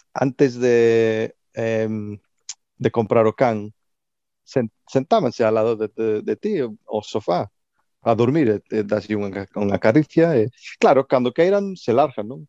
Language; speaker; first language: Galician; native; Galician